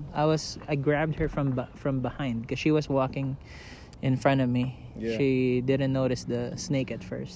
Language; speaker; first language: English; non-native, local second language; Filipino